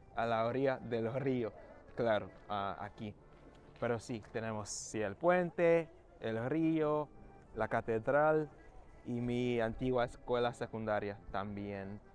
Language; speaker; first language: Spanish; non-native, fluent; English